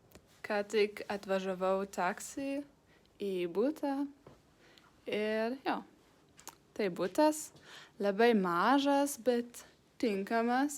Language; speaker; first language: Lithuanian; non-native, fluent; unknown